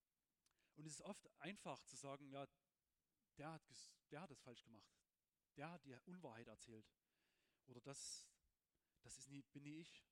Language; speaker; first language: German; native; German